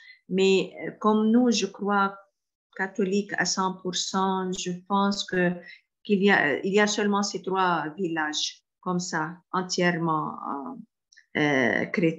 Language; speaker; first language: French; non-native, fluent; Arabic